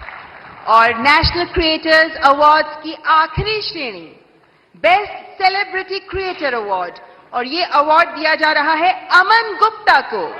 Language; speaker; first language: Hindi; native; Hindi